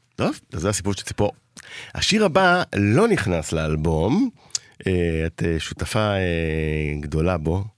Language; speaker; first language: Hebrew; native; Hebrew